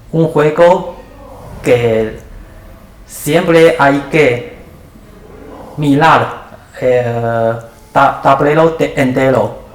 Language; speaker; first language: Spanish; non-native, learner; Chinese